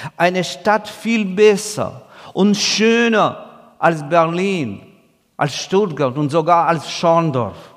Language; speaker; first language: German; non-native, fluent; Russian